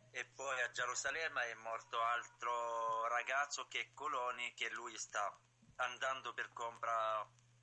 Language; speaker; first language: Italian; non-native, learner; Arabic